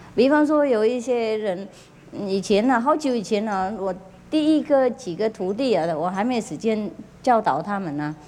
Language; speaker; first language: Chinese; non-native, fluent; Vietnamese